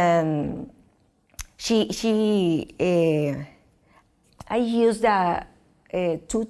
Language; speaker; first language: English; non-native, learner; Spanish